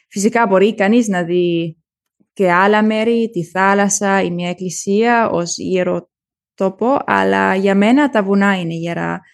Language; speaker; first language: Greek; early bilingual, heritage; German